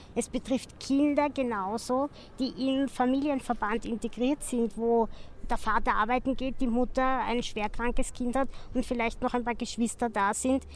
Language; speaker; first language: German; native; German